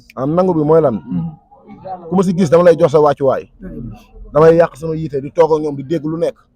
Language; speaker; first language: Wolof; non-native, local second language; Fula